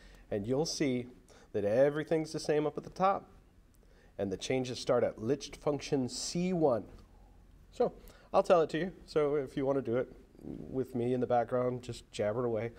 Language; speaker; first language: English; native; English